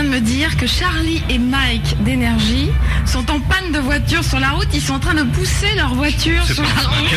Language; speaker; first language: French; native; French